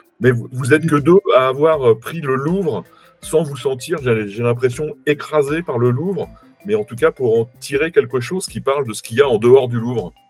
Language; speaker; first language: French; native; French